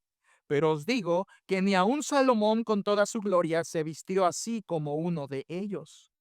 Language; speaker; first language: Spanish; native; Spanish